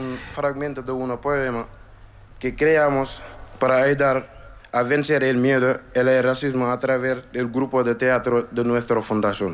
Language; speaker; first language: Spanish; non-native, learner; Wolof